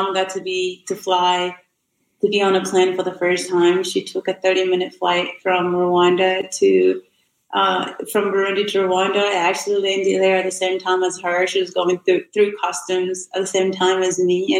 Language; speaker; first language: English; non-native, fluent; Rundi